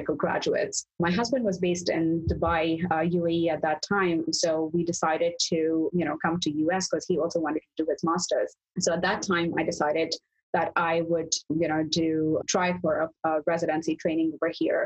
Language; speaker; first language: English; non-native, local second language; Urdu